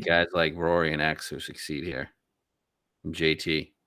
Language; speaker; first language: English; native; English